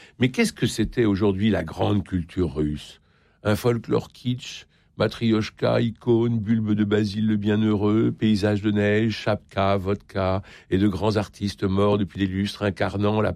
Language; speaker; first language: French; native; French